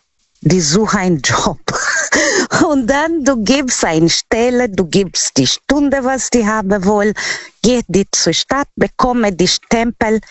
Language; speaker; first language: German; non-native, learner; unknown